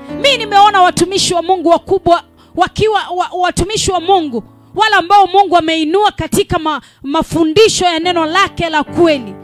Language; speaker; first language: Swahili; native; Swahili